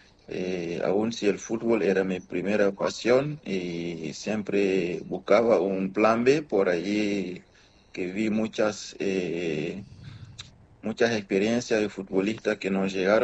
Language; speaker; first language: Spanish; non-native, fluent; Mossi